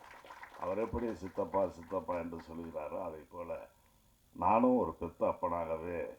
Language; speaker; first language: Tamil; native; Tamil